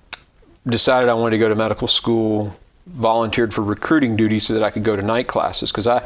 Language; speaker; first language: English; native; English